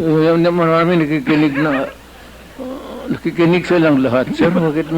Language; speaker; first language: Filipino; non-native, local second language; Cebuano